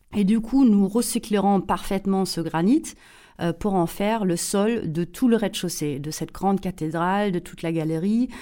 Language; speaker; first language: French; non-native, fluent; German